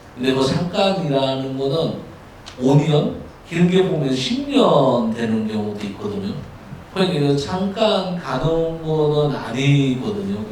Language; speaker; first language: Korean; non-native, fluent; Bangla